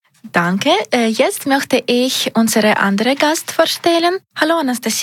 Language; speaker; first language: German; non-native, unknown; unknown